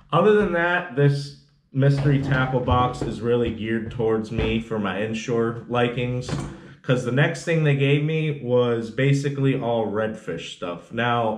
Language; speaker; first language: English; native; English